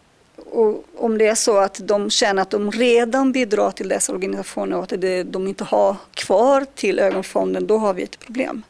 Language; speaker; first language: Swedish; non-native, fluent; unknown